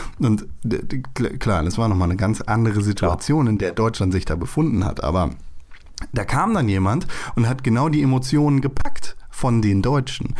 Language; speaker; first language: German; native; German